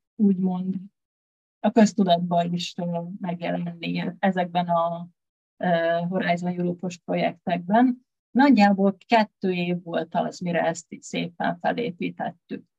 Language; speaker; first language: Hungarian; native; Hungarian